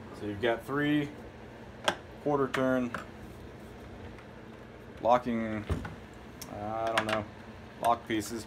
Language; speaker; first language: English; native; English